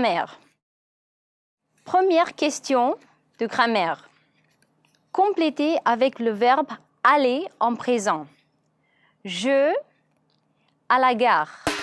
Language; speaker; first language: French; non-native, fluent; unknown